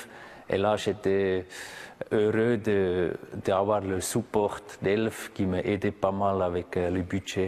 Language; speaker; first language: French; non-native, local second language; German